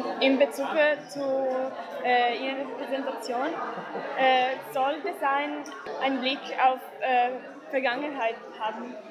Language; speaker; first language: German; non-native, learner; Italian